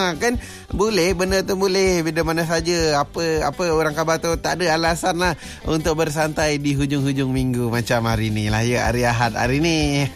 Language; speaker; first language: Malay; non-native, local second language; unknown